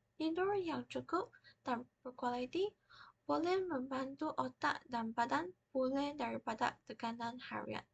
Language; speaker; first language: Malay; non-native, local second language; Chinese